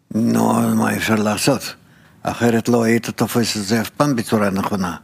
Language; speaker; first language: Hebrew; non-native, fluent; Russian